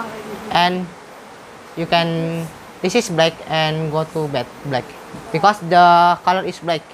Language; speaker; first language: English; non-native, learner; Indonesian